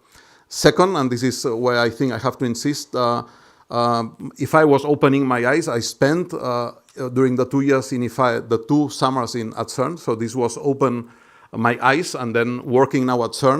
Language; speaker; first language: English; non-native, fluent; Catalan